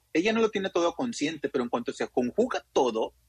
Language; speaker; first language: Spanish; native; Spanish